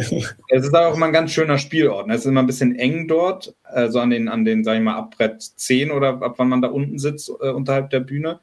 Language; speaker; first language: German; native; German